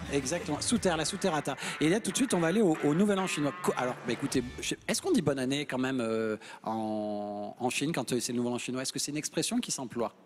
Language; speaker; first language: French; native; French